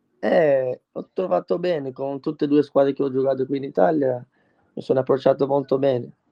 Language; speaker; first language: Italian; non-native, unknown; Portuguese